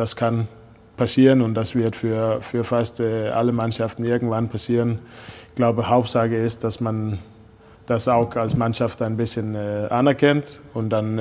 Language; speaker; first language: German; non-native, fluent; Danish